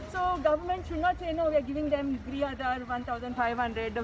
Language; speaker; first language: English; non-native, local second language; Konkani